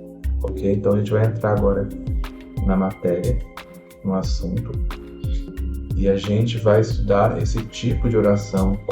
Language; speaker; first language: Portuguese; native; Portuguese